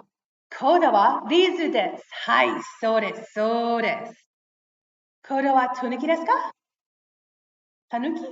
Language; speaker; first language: Japanese; non-native, learner; English